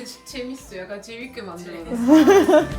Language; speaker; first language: Korean; non-native, learner; French